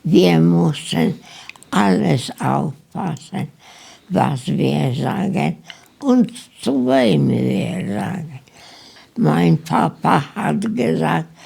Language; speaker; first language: German; non-native, learner; Polish